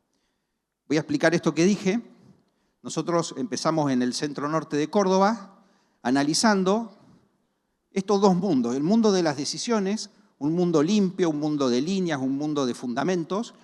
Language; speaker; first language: Spanish; native; Spanish